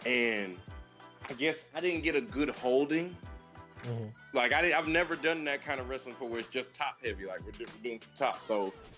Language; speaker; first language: English; native; English